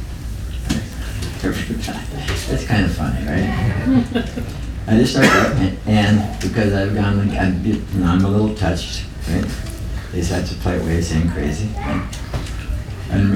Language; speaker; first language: English; native; English